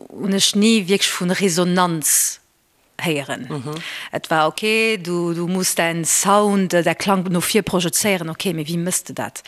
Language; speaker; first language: Luxembourgish; early bilingual, other home language; Portuguese